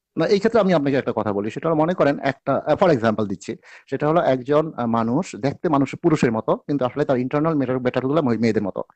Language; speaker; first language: Bangla; native; Bangla